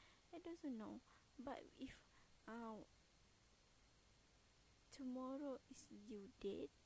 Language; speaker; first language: English; non-native, learner; Malay